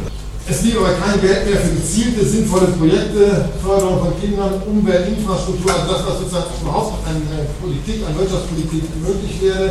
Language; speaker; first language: German; native; German